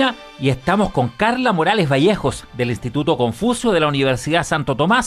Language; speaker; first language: Spanish; native; Spanish